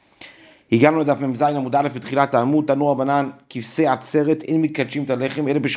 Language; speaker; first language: Hebrew; native; Hebrew